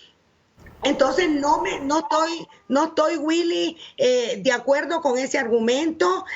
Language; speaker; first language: Spanish; native; Spanish